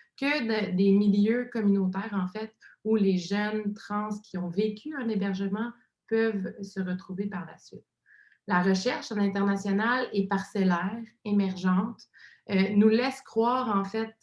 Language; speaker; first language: French; native; French